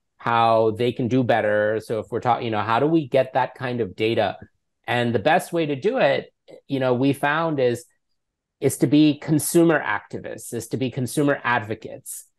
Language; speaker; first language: English; native; English